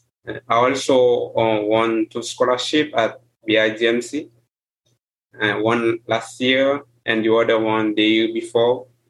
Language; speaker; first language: English; non-native, learner; Haitian Creole